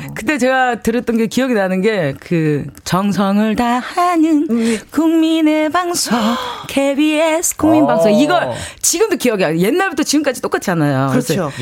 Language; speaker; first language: Korean; native; Korean